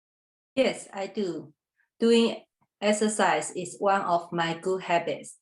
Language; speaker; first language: English; non-native, learner; Chinese